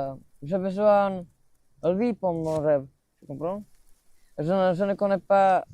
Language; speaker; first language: French; non-native, learner; Slovak